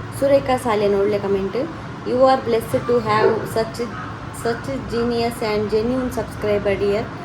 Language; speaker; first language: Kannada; non-native, local second language; Tulu